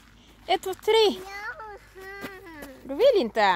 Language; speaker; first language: Swedish; non-native, learner; Filipino